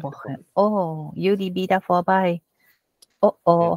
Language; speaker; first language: German; non-native, fluent; Japanese